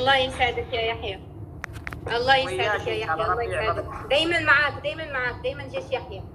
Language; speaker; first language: Arabic; native; Arabic